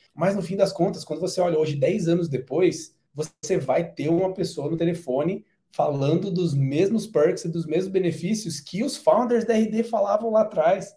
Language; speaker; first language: Portuguese; native; Portuguese